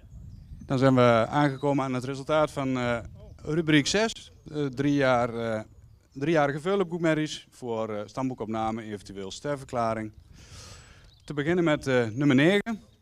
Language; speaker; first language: Dutch; native; Dutch